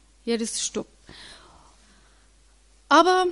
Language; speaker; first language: German; non-native, learner; Persian